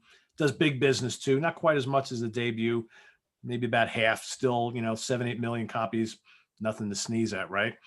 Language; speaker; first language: English; native; English